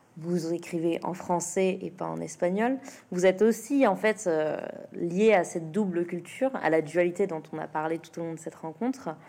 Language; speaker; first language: French; native; French